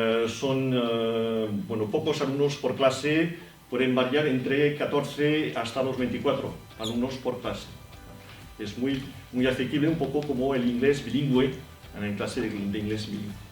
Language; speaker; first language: Spanish; non-native, fluent; French